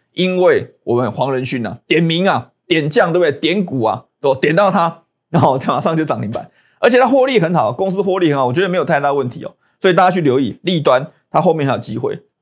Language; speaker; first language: Chinese; native; Chinese